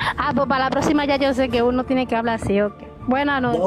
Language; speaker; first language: Spanish; native; Spanish